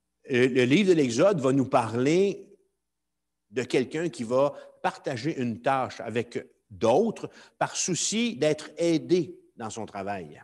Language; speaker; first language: French; native; French